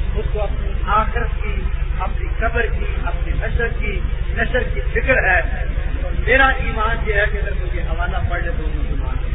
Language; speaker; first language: Urdu; non-native, local second language; Punjabi